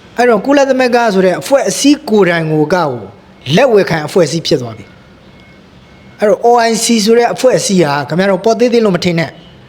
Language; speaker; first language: Burmese; native; Burmese